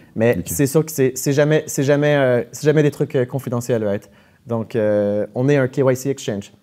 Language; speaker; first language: French; native; French